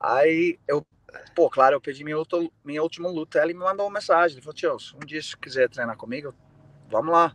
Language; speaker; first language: Portuguese; non-native, fluent; English